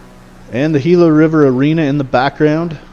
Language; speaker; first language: English; native; English